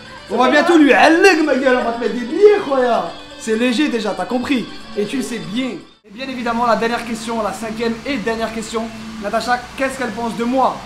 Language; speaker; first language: French; native; French